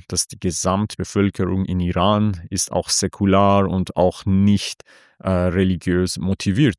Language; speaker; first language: German; non-native, fluent; Persian